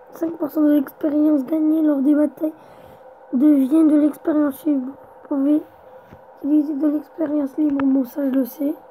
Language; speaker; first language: French; native; French